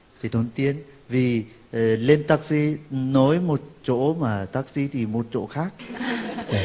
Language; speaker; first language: Vietnamese; non-native, fluent; Turkish